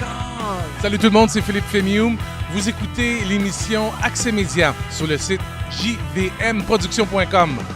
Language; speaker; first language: French; native; French